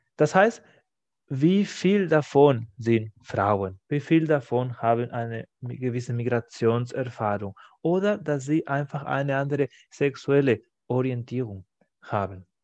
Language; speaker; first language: German; non-native, fluent; Spanish